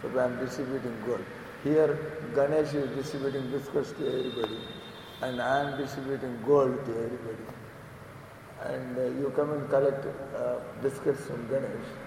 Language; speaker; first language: English; non-native, local second language; Telugu